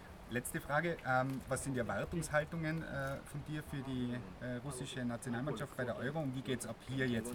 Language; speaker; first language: German; native; German